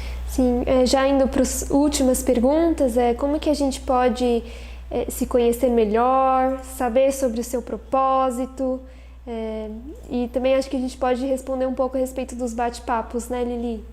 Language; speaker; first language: Portuguese; native; Portuguese